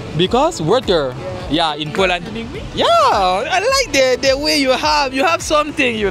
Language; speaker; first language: English; non-native, learner; French